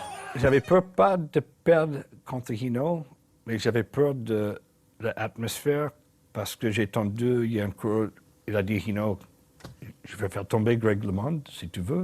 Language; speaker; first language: French; non-native, learner; English